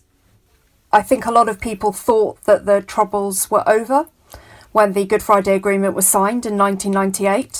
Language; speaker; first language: English; native; English